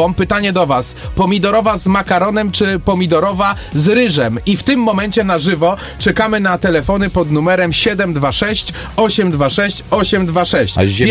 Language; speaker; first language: Polish; native; Polish